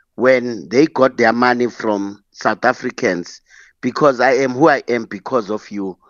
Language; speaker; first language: English; non-native, local second language; Xhosa